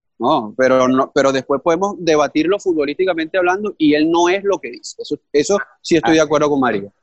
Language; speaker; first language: Spanish; native; Spanish